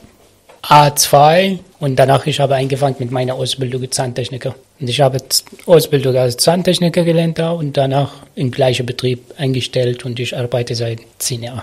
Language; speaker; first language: German; non-native, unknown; Arabic